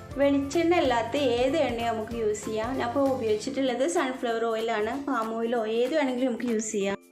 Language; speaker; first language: Malayalam; native; Malayalam